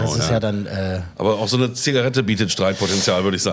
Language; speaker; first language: German; native; German